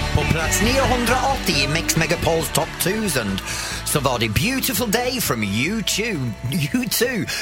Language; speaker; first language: Swedish; non-native, fluent; English